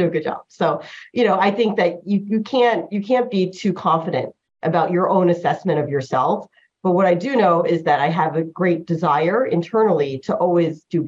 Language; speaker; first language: English; early bilingual, other home language; Chinese